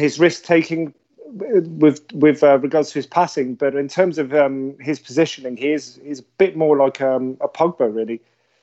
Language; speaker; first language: English; native; English